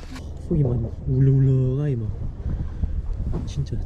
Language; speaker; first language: Korean; native; Korean